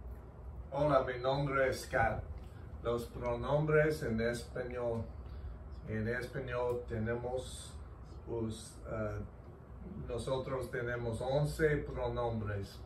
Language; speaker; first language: Spanish; non-native, learner; English